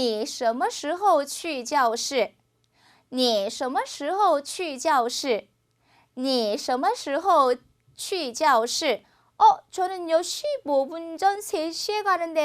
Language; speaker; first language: Chinese; non-native, fluent; Korean